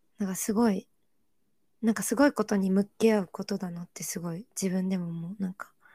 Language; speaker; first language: Japanese; early bilingual, other home language; Korean